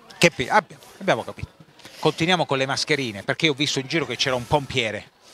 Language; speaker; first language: Italian; native; Italian